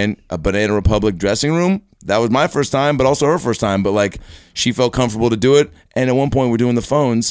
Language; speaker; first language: English; native; English